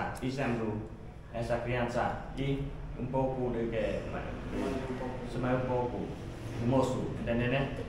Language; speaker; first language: Portuguese; non-native, learner; Vietnamese